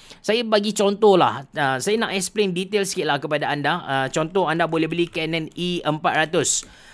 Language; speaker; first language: Malay; native; Malay